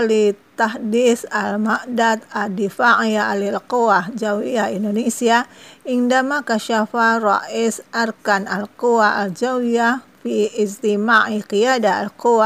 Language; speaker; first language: Arabic; non-native, fluent; Indonesian